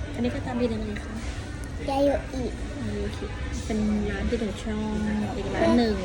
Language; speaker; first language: Thai; native; Thai